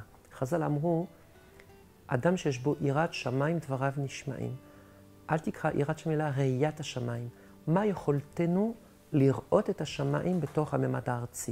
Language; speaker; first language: Hebrew; non-native, fluent; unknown